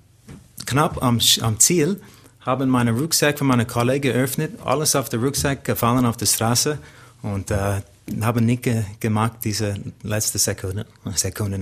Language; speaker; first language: German; non-native, learner; English